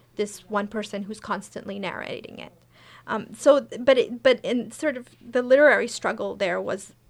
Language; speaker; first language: English; early bilingual, other home language; Persian